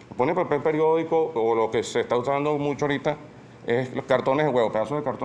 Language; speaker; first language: Spanish; native; Spanish